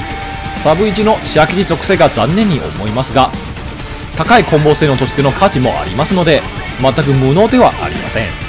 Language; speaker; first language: Japanese; non-native, fluent; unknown